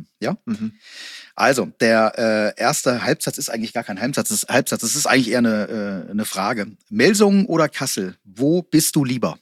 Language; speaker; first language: German; native; German